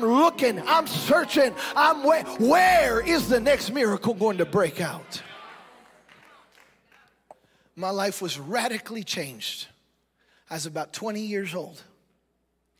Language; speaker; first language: English; native; English